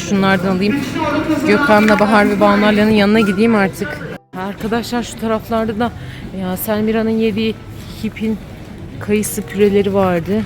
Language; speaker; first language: Turkish; native; Turkish